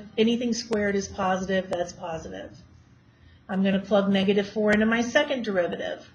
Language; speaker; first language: English; native; English